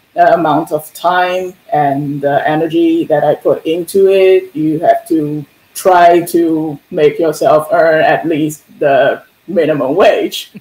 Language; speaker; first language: English; non-native, fluent; Chinese